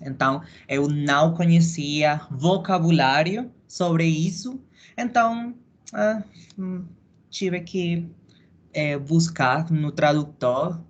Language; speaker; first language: Portuguese; non-native, learner; Spanish